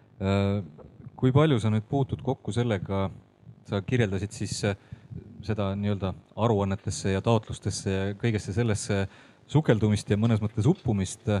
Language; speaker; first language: Estonian; native; Estonian